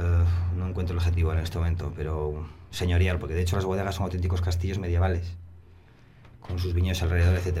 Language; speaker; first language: Spanish; native; Spanish